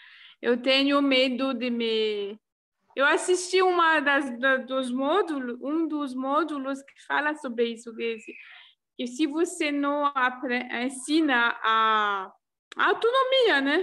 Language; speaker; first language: Portuguese; non-native, fluent; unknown